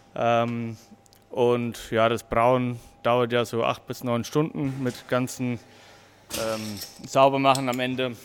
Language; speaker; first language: German; non-native, fluent; English